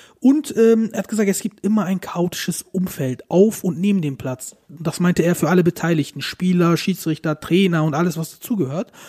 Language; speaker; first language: German; early bilingual, other home language; Turkish